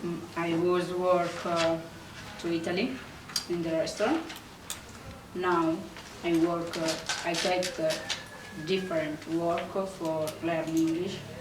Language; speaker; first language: English; non-native, learner; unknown